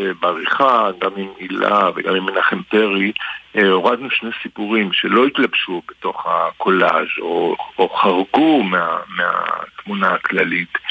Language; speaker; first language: Hebrew; native; Hebrew